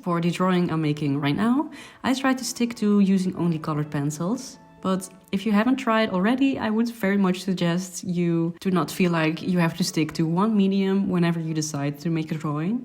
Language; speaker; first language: English; non-native, fluent; Dutch